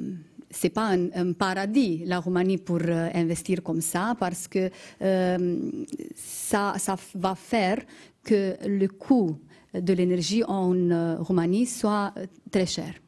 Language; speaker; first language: French; non-native, fluent; Romanian